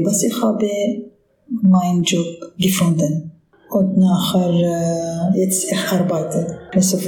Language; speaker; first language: German; non-native, learner; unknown